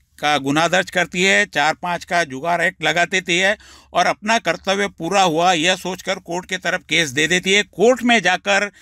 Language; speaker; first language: Hindi; non-native, local second language; Marathi